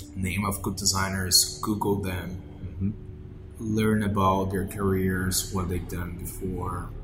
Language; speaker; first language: English; non-native, fluent; Portuguese